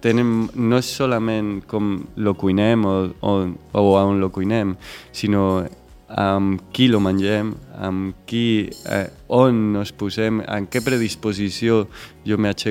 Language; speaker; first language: Catalan; non-native, local second language; Spanish